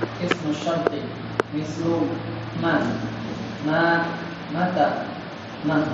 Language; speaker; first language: Arabic; non-native, learner; Indonesian